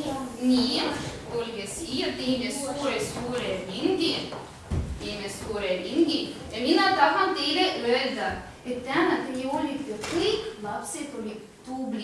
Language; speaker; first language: Estonian; non-native, local second language; Russian